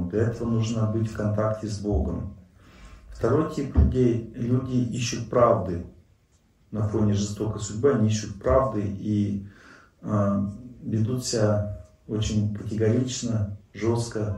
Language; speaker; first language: Russian; native; Russian